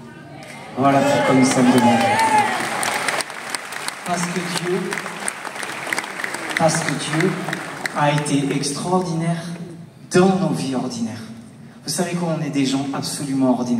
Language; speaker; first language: French; native; French